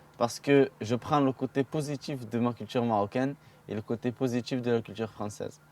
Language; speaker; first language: French; early bilingual, other home language; Arabic